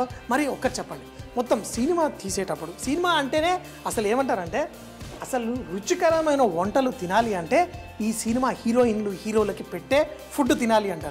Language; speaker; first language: Telugu; native; Telugu